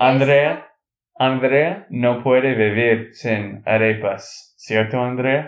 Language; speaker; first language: Spanish; non-native, learner; English